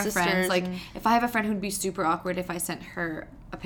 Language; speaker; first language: English; native; English